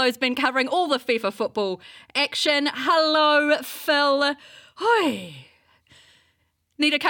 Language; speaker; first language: English; native; English